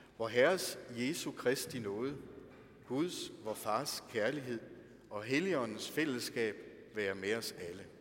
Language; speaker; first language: Danish; native; Danish